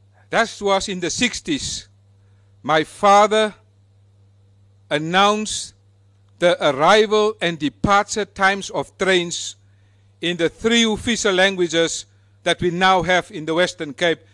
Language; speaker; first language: English; non-native, local second language; Afrikaans